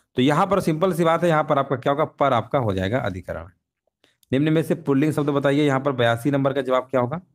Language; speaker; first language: Hindi; native; Hindi